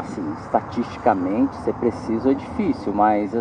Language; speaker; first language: Portuguese; native; Portuguese